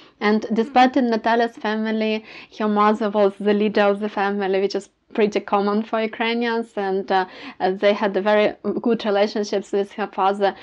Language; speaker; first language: English; non-native, fluent; Ukrainian